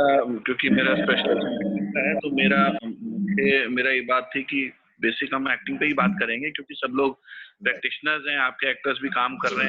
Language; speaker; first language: Hindi; native; Hindi